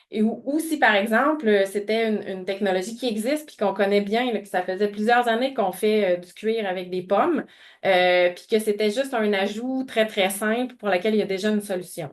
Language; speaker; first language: French; native; French